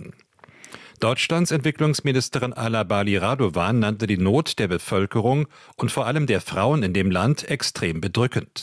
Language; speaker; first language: German; native; German